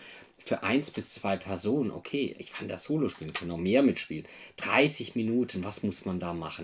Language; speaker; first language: German; native; German